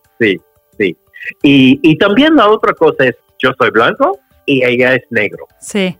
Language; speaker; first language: Spanish; non-native, learner; English